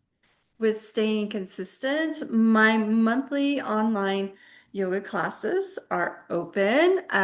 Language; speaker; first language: English; native; English